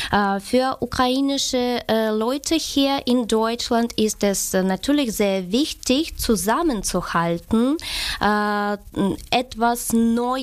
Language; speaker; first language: German; non-native, learner; Ukrainian